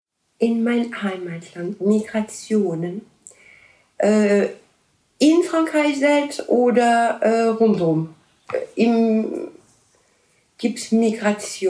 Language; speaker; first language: German; non-native, learner; French